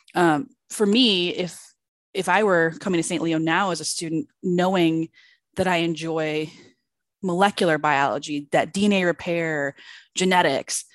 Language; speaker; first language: English; native; English